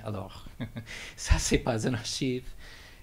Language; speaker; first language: French; non-native, fluent; English